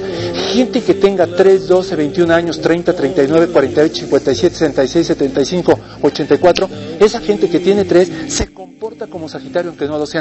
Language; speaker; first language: Spanish; native; Spanish